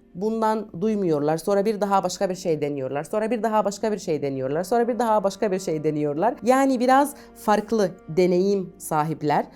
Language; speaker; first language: Turkish; non-native, fluent; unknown